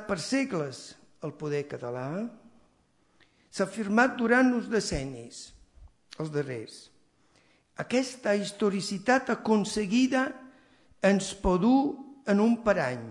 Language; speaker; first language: Catalan; non-native, fluent; Italian